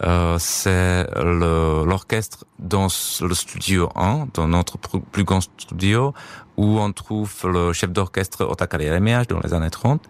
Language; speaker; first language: French; non-native, fluent; Czech